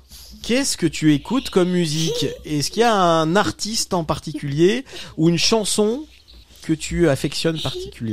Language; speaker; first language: French; native; French